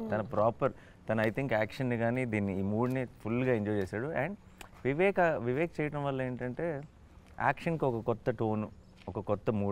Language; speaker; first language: Telugu; native; Telugu